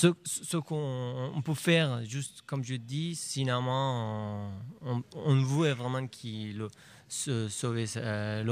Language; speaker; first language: French; non-native, learner; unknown